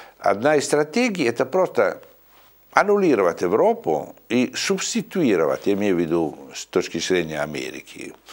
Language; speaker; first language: Russian; non-native, fluent; Italian